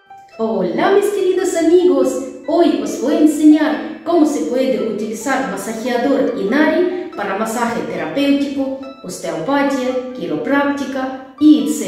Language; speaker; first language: Spanish; non-native, fluent; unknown